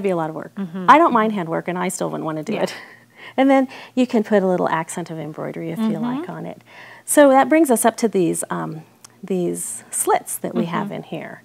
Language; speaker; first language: English; native; English